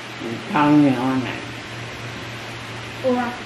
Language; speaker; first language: Chinese; non-native, learner; Indonesian